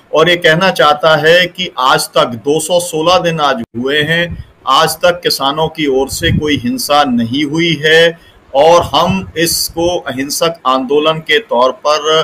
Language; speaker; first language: Hindi; native; Hindi